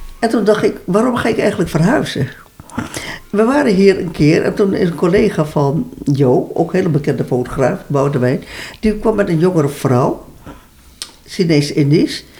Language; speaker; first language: Dutch; early bilingual, other home language; Malay